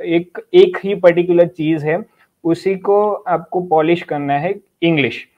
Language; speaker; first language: Hindi; non-native, local second language; Gujarati